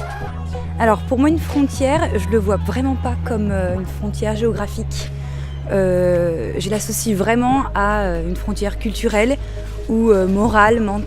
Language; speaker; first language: French; early bilingual, other home language; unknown